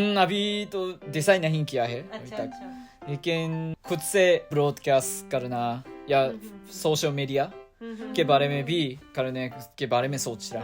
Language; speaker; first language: Hindi; non-native, fluent; Japanese